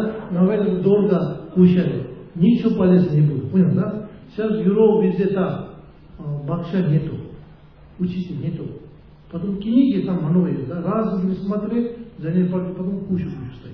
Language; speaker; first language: Russian; non-native, learner; Tibetan